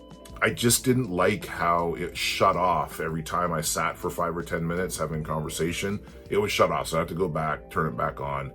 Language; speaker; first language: English; native; English